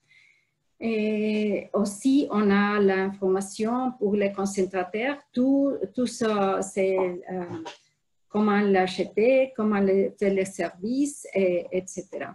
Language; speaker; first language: French; non-native, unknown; Spanish